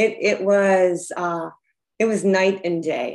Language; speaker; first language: English; native; English